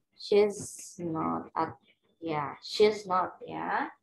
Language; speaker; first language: English; non-native, fluent; Indonesian